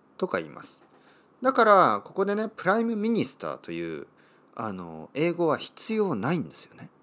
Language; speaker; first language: Japanese; native; Japanese